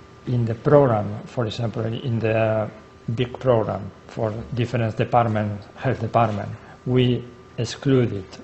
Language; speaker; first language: English; non-native, learner; Spanish